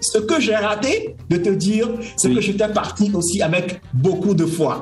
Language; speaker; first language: French; non-native, local second language; Ewe